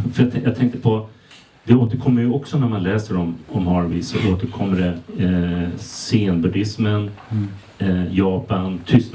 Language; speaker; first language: Swedish; native; Swedish